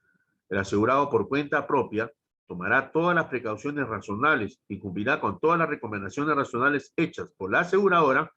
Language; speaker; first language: Spanish; native; Spanish